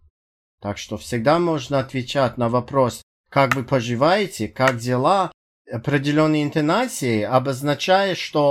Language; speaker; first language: Russian; non-native, fluent; English